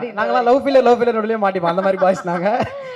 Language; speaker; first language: Tamil; native; Tamil